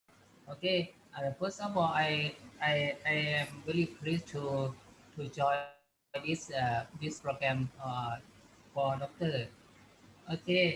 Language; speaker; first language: English; non-native, fluent; Thai